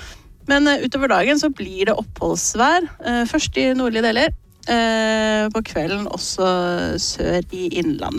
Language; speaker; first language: Norwegian; native; Norwegian